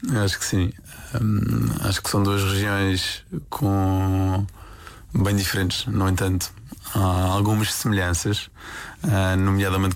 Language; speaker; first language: Portuguese; native; Portuguese